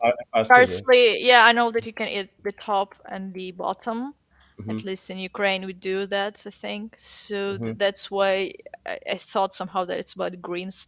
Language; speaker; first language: English; non-native, fluent; Ukrainian